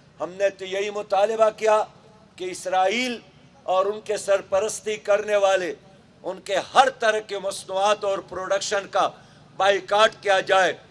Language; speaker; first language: Urdu; non-native, local second language; Pashto